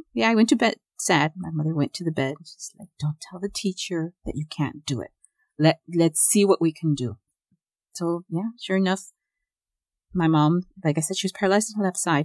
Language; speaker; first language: English; early bilingual, other home language; Spanish